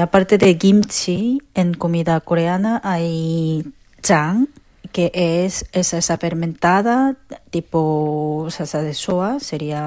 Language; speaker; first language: Spanish; non-native, fluent; Korean